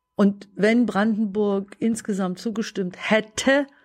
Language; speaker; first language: German; native; German